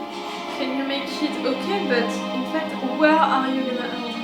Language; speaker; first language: English; non-native, fluent; French